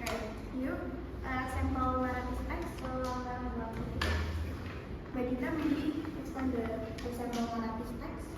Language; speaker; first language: English; non-native, learner; Indonesian